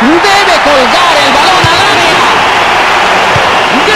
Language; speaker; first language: Spanish; native; Spanish